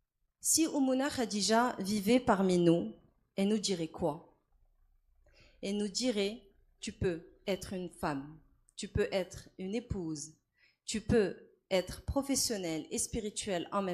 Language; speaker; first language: French; non-native, local second language; Arabic